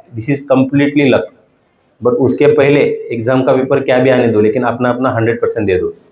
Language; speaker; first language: Hindi; non-native, local second language; Marathi